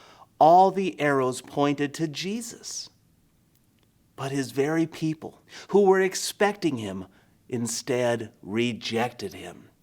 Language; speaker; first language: English; native; English